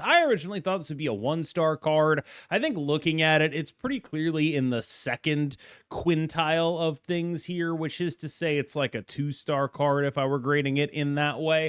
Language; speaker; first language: English; native; English